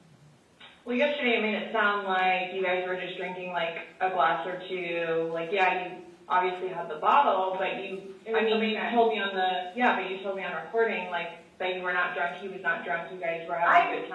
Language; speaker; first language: English; native; English